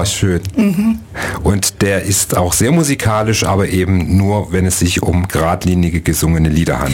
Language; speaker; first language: German; native; German